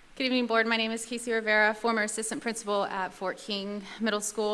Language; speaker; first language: English; native; English